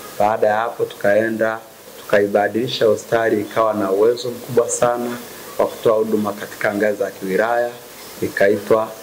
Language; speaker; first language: Swahili; non-native, local second language; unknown